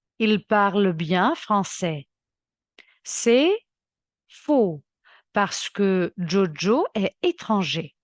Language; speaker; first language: French; non-native, fluent; Ukrainian